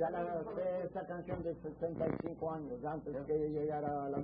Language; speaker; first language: Spanish; early bilingual, heritage; Ladino